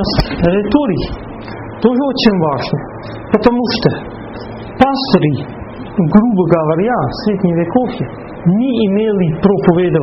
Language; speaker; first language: Russian; non-native, fluent; Dutch